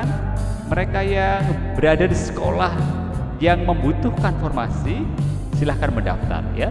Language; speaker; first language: Indonesian; native; Indonesian